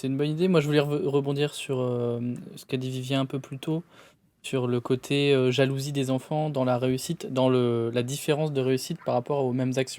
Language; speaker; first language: French; native; French